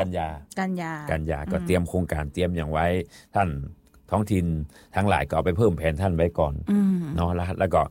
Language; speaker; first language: Thai; non-native, local second language; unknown